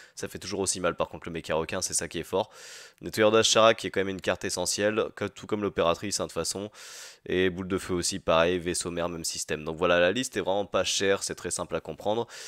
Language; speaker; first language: French; native; French